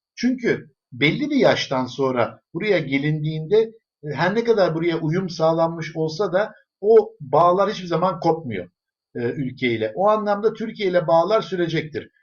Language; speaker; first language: Turkish; early bilingual, other home language; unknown